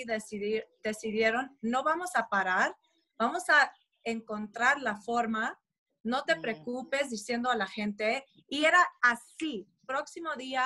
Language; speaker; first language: Spanish; non-native, fluent; English